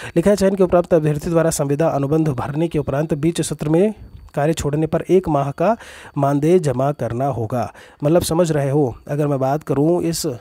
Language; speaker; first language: Hindi; native; Hindi